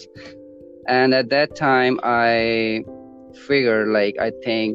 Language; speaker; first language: English; non-native, local second language; Punjabi